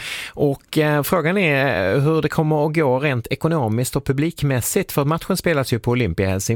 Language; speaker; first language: Swedish; native; Swedish